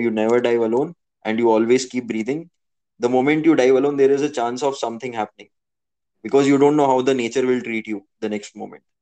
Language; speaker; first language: English; non-native, local second language; Hindi